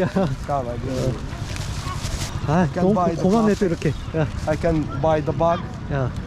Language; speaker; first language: English; non-native, learner; Arabic